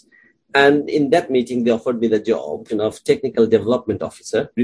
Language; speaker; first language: English; non-native, local second language; Bangla